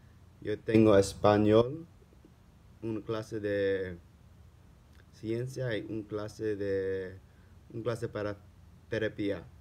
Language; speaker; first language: Spanish; non-native, learner; English